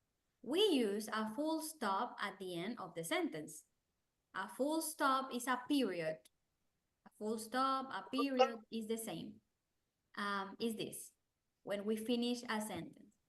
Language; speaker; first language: English; non-native, fluent; Spanish